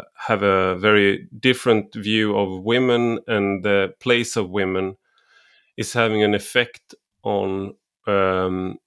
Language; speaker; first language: English; non-native, fluent; Swedish